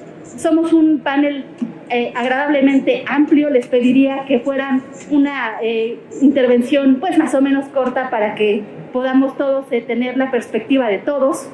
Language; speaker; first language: Spanish; native; Spanish